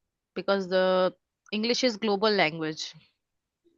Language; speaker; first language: English; non-native, local second language; Hindi